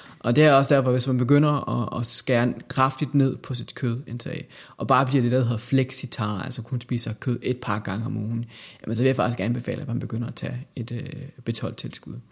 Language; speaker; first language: Danish; native; Danish